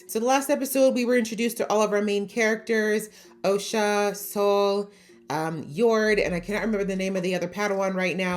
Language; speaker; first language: English; native; English